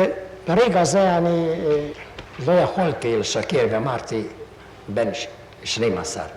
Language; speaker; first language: Hebrew; non-native, fluent; Hungarian